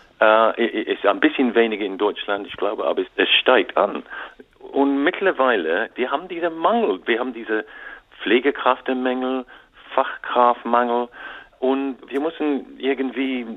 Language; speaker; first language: German; non-native, learner; English